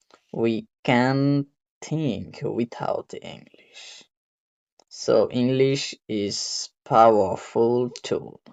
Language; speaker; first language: English; non-native, learner; Bangla